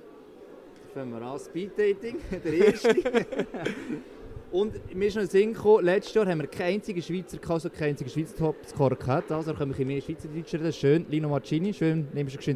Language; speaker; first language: German; native; German